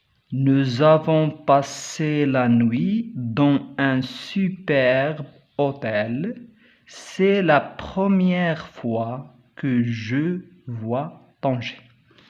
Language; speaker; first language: French; non-native, local second language; Arabic